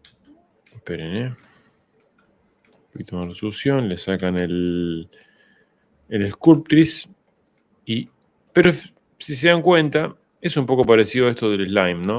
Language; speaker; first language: Spanish; native; Spanish